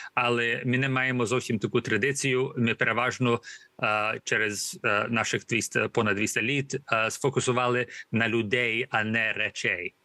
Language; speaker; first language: Ukrainian; early bilingual, heritage; Ukrainian